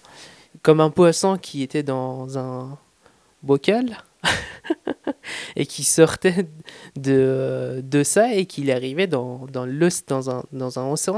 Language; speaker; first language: French; non-native, fluent; Persian